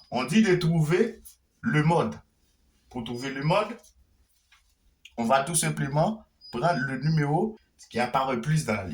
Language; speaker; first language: French; non-native, local second language; Haitian Creole